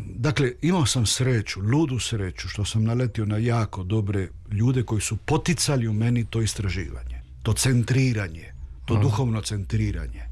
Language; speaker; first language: Serbian; early bilingual, heritage; Croatian